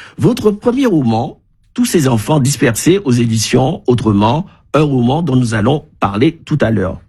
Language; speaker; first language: French; native; French